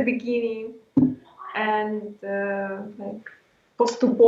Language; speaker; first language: English; non-native, learner; Ukrainian